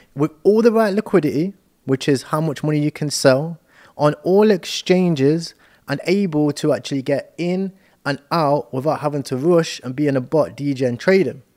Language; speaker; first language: English; native; English